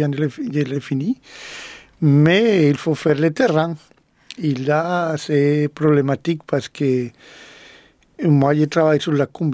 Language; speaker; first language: French; non-native, fluent; Spanish